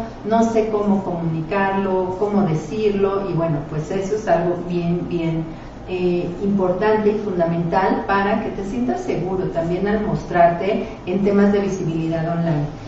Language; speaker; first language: Spanish; native; Spanish